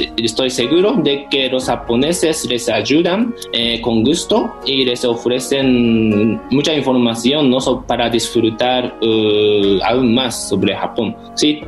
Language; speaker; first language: Spanish; non-native, fluent; Japanese